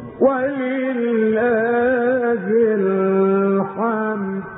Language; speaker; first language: Arabic; native; Arabic